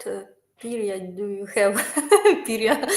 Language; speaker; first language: English; non-native, learner; Ukrainian